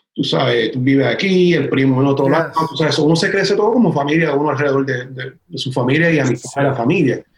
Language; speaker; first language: Spanish; early bilingual, heritage; Spanish